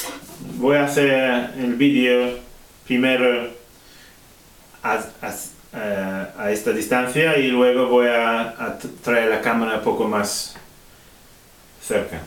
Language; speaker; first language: Spanish; non-native, fluent; English